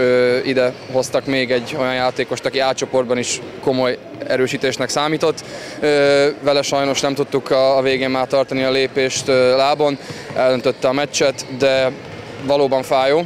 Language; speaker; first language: Hungarian; native; Hungarian